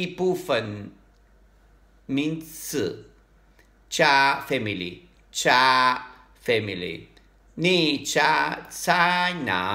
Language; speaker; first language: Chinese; non-native, learner; Italian